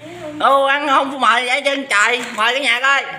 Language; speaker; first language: Vietnamese; native; Vietnamese